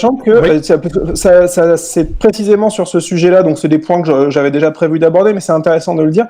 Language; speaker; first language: French; native; French